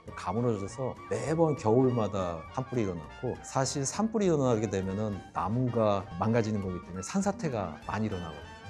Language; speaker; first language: Korean; native; Korean